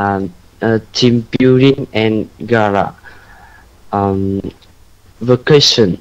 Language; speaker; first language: English; non-native, learner; Vietnamese